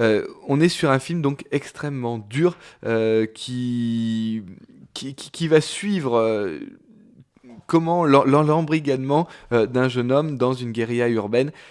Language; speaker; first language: French; native; French